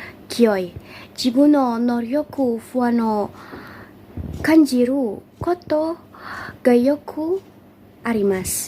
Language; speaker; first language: Japanese; non-native, learner; Indonesian